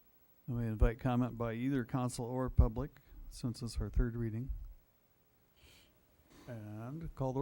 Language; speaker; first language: English; native; English